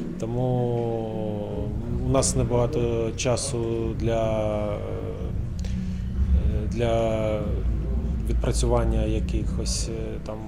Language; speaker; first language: Ukrainian; non-native, local second language; Russian